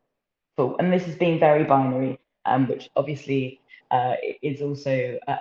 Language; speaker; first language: English; native; English